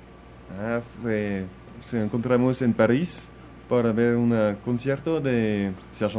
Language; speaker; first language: Spanish; non-native, learner; French